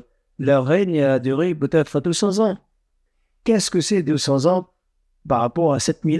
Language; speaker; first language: French; non-native, fluent; Arabic